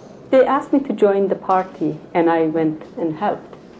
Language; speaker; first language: English; non-native, fluent; Persian